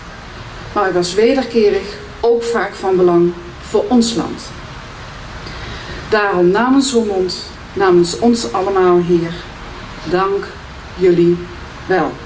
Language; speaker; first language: Dutch; native; Dutch